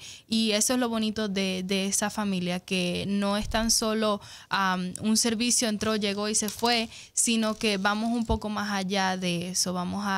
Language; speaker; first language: Spanish; native; Spanish